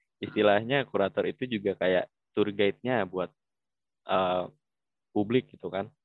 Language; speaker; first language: Indonesian; native; Indonesian